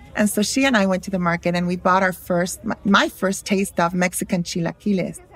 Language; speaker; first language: English; early bilingual, other home language; Spanish